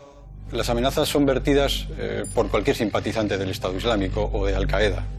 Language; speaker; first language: Spanish; native; Spanish